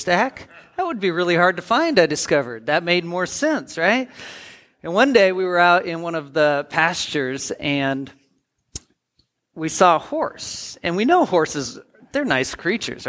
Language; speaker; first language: English; native; English